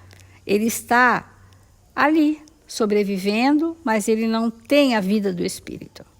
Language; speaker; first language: Portuguese; native; Portuguese